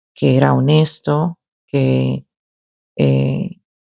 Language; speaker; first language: Spanish; early bilingual, other home language; English